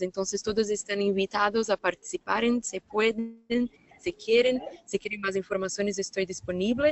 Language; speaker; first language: Spanish; non-native, learner; Portuguese